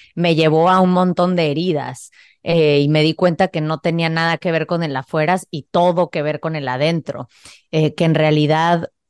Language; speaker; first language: Spanish; native; Spanish